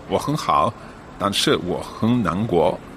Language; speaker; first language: Chinese; non-native, learner; English